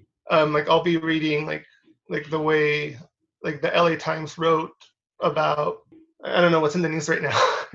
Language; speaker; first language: English; early bilingual, other home language; Spanish